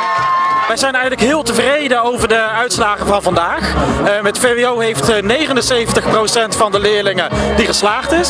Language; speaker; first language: Dutch; non-native, local second language; Papiamento